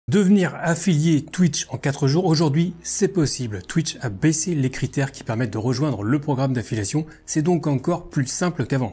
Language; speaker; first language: French; native; French